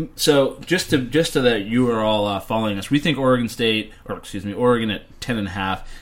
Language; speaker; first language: English; native; English